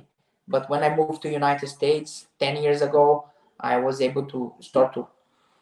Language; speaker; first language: English; non-native, fluent; Portuguese